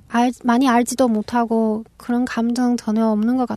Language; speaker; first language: Korean; non-native, learner; Chinese